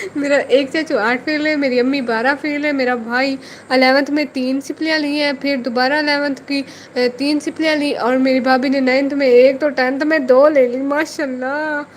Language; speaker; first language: Urdu; non-native, local second language; Saraiki